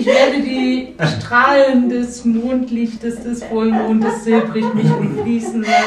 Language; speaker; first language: German; native; German